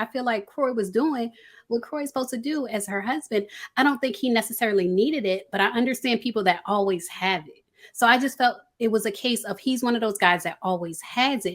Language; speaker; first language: English; native; English